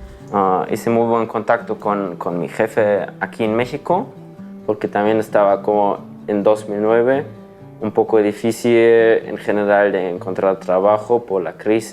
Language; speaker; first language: Spanish; non-native, fluent; German